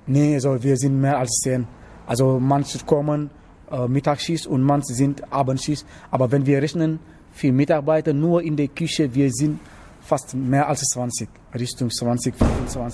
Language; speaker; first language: German; non-native, learner; Wolof